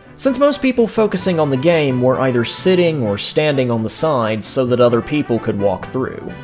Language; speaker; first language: English; native; English